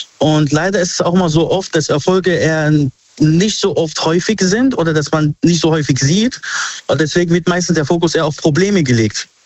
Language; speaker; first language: German; early bilingual, other home language; Arabic